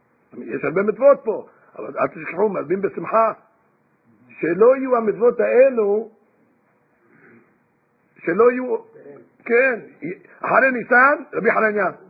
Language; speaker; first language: Hebrew; non-native, fluent; English